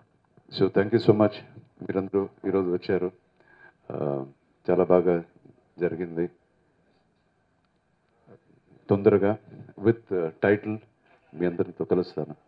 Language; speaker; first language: Telugu; non-native, learner; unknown